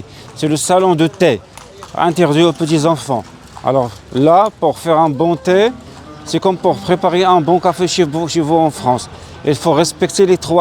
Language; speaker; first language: French; non-native, local second language; Arabic